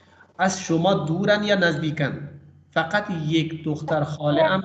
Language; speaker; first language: Persian; non-native, fluent; Urdu